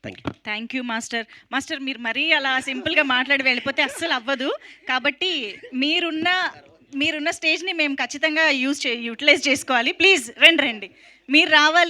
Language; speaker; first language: Telugu; native; Telugu